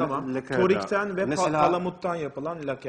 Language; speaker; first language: Turkish; native; Turkish